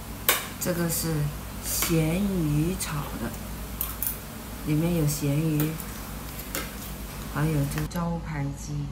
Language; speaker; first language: Chinese; native; Chinese